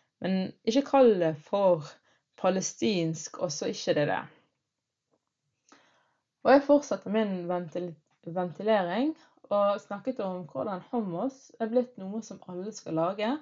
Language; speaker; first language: Norwegian; early bilingual, other home language; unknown